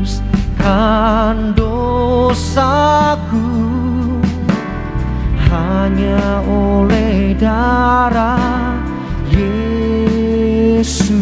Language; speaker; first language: Indonesian; native; Indonesian